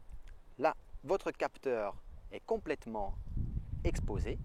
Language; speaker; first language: French; native; French